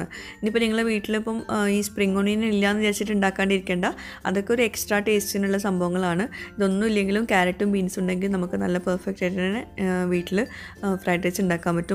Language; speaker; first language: Malayalam; native; Malayalam